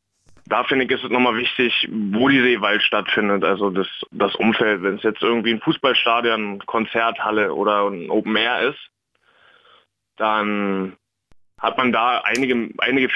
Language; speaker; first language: German; native; German